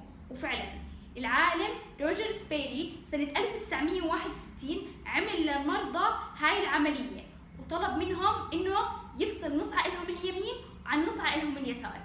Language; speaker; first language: Arabic; native; Arabic